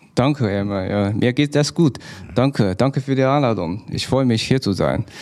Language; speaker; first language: German; non-native, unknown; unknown